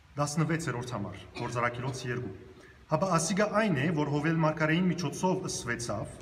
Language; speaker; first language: Armenian; early bilingual, heritage; Armenian